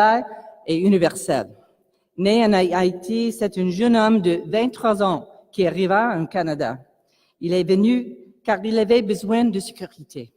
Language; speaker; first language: French; non-native, local second language; English